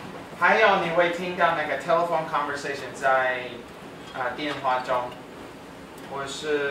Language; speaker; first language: Chinese; non-native, fluent; English